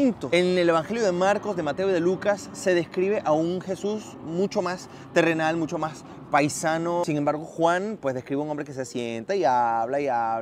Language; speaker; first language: Spanish; native; Spanish